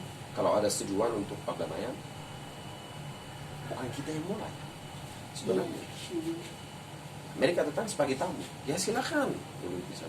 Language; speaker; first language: Indonesian; non-native, fluent; Arabic